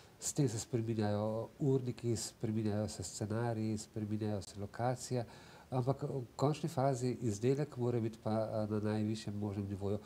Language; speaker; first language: Slovenian; native; Slovenian